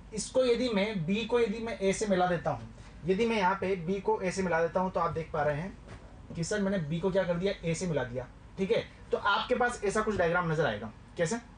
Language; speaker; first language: Hindi; native; Hindi